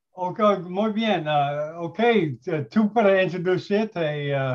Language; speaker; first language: Spanish; non-native, learner; English